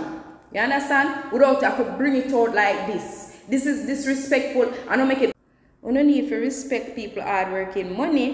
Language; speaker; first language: English; non-native, local second language; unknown